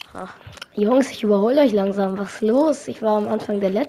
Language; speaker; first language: German; native; German